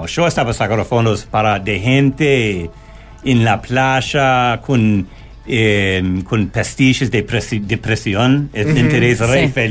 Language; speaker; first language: Spanish; non-native, learner; English